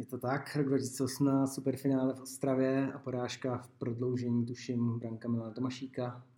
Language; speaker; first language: Czech; native; Czech